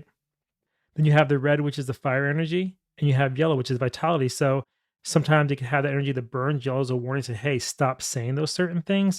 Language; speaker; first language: English; native; English